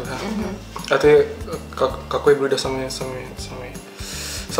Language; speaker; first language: Russian; non-native, learner; Indonesian